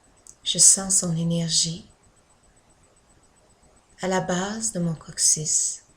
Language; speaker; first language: French; native; French